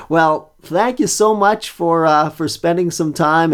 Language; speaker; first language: English; native; English